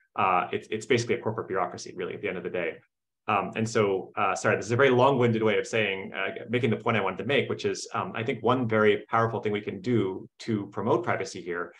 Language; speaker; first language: English; native; English